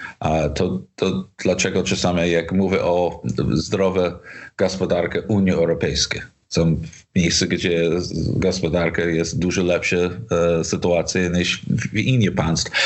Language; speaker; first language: Polish; non-native, learner; English